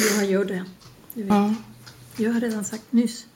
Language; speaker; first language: Swedish; non-native, learner; Spanish